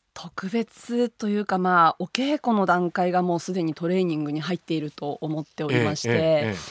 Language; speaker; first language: Japanese; native; Japanese